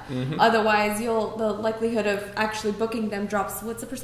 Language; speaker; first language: English; native; English